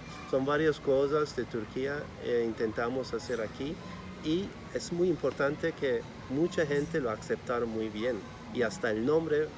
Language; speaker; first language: Spanish; non-native, fluent; Turkish